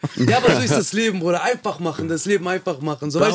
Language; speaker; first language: German; early bilingual, other home language; Kurdish